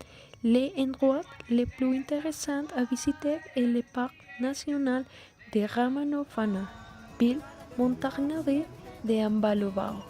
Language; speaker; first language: French; non-native, learner; Spanish